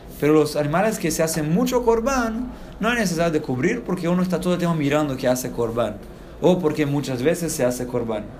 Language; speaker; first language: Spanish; non-native, fluent; Portuguese